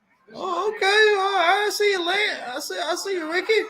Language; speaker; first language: English; native; English